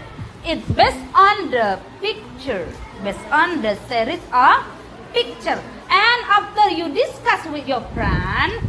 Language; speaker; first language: English; non-native, learner; Indonesian